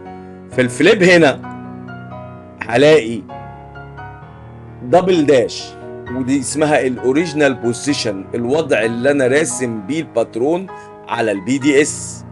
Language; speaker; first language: Arabic; native; Arabic